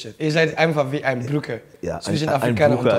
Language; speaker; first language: German; non-native, learner; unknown